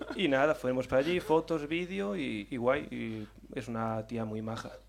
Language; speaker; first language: Spanish; native; Spanish